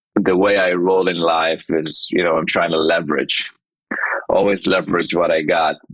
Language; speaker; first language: English; non-native, fluent; Hebrew